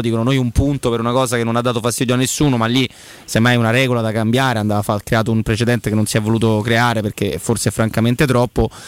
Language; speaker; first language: Italian; native; Italian